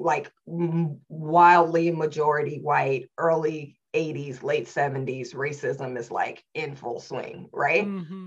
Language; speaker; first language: English; native; English